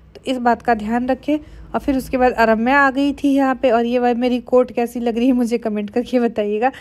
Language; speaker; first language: Hindi; non-native, local second language; Bhojpuri